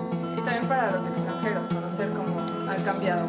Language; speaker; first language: Spanish; native; Spanish